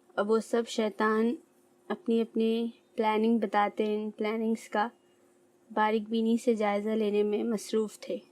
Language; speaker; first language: Urdu; native; Urdu